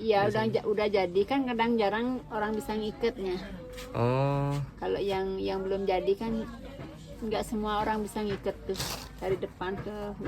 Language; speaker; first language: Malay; non-native, local second language; Balinese